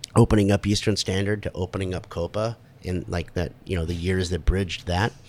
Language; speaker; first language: English; native; English